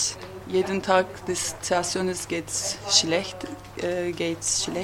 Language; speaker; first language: German; non-native, learner; Turkish